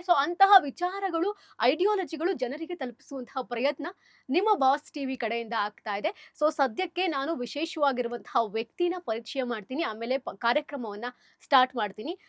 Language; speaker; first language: Kannada; native; Kannada